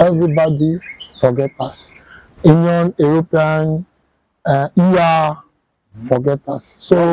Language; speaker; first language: English; non-native, learner; French